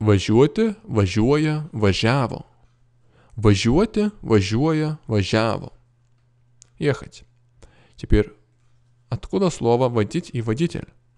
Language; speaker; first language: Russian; non-native, fluent; Lithuanian